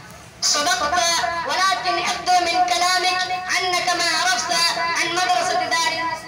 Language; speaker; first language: Arabic; non-native, learner; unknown